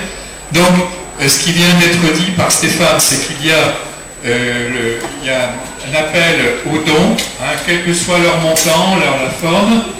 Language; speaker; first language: French; native; French